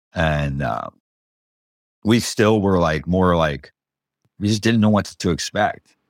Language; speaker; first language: English; early bilingual, other home language; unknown